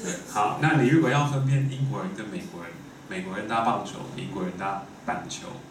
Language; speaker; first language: Chinese; non-native, fluent; English